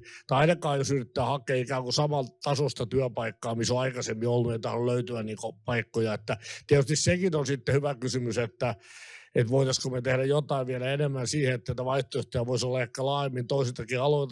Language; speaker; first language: Finnish; native; Finnish